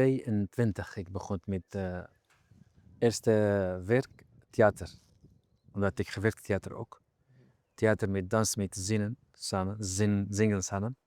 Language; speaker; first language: Dutch; non-native, learner; Arabic